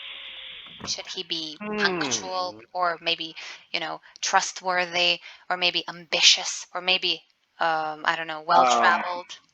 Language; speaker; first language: English; non-native, fluent; Serbian